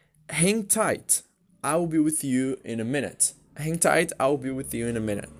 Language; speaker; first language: English; non-native, fluent; Portuguese